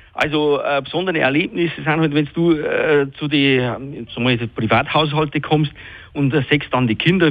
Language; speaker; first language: German; native; German